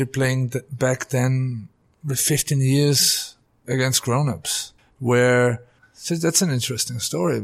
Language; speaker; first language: English; non-native, fluent; German